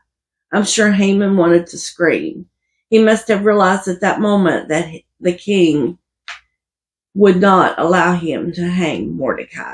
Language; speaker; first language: English; native; English